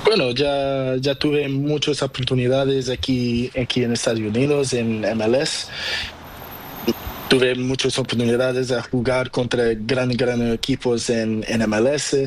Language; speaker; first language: Spanish; non-native, learner; Portuguese